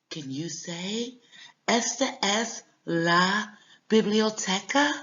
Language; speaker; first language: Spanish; non-native, learner; English